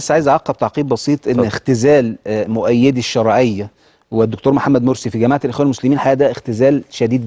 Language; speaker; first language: Arabic; native; Arabic